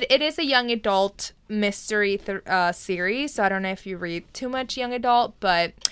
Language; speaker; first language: English; early bilingual, other home language; Spanish